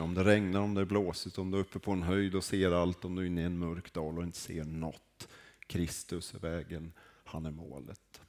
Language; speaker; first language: Swedish; native; Swedish